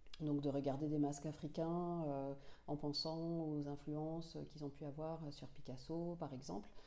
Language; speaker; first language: French; non-native, local second language; Finnish